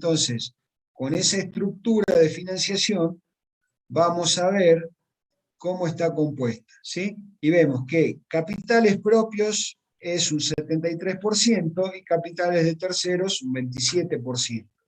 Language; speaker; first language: Spanish; native; Spanish